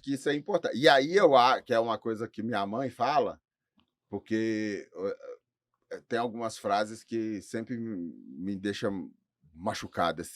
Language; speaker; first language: Portuguese; native; Portuguese